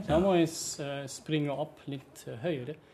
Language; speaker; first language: Norwegian; non-native, learner; German